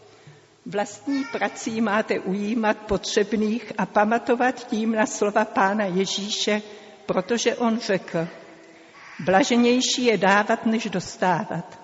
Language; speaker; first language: Czech; native; Czech